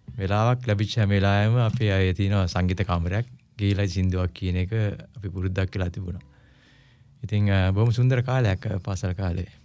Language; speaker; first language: Sinhala; non-native, local second language; Tamil